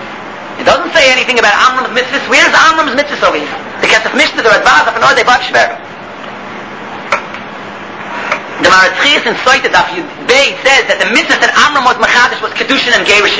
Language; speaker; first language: English; native; English